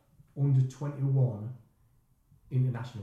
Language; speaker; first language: English; native; English